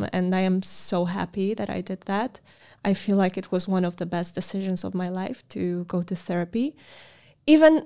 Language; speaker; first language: English; non-native, fluent; Polish